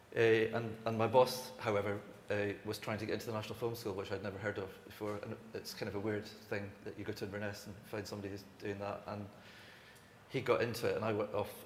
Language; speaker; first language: English; native; English